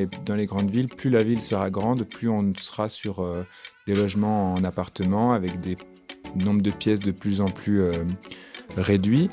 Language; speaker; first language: French; native; French